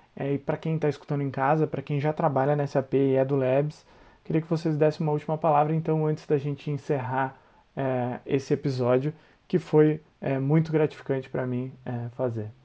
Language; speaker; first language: Portuguese; native; Portuguese